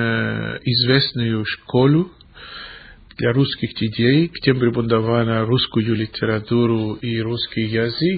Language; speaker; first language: Russian; non-native, fluent; Greek